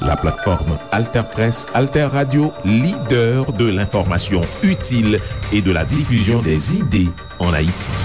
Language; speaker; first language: French; non-native, local second language; Haitian Creole